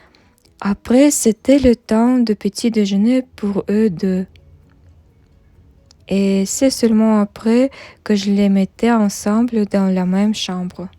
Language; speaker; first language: French; non-native, learner; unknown